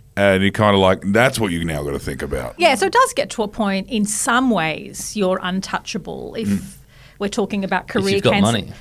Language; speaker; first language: English; native; English